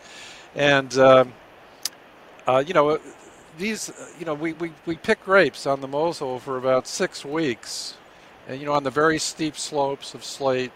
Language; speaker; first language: English; native; English